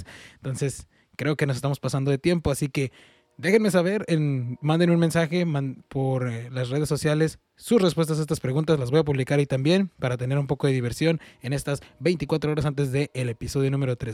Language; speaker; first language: Spanish; early bilingual, heritage; Spanish